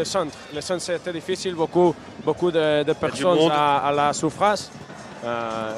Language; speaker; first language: French; non-native, learner; Spanish